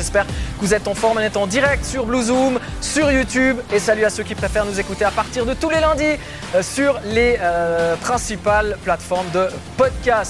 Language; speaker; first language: French; native; French